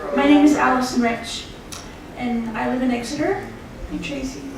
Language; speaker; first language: English; native; English